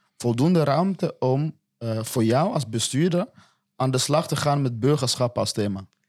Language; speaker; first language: Dutch; non-native, fluent; Swahili